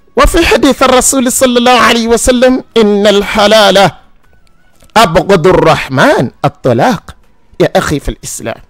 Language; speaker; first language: Arabic; non-native, learner; Yoruba